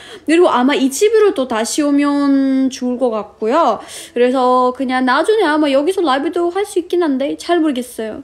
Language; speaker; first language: Korean; non-native, fluent; Russian